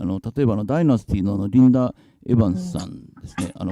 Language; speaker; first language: Japanese; native; Japanese